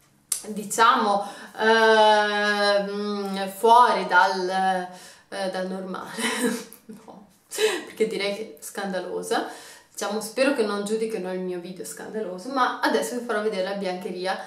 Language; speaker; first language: Italian; native; Italian